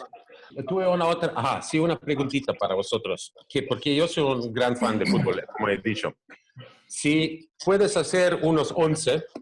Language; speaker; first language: Spanish; non-native, fluent; Croatian